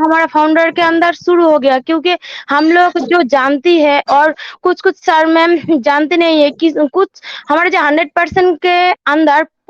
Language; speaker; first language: Hindi; non-native, learner; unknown